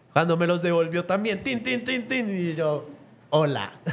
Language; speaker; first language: Spanish; native; Spanish